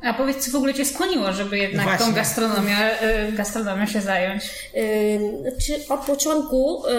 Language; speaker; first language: Polish; non-native, fluent; Vietnamese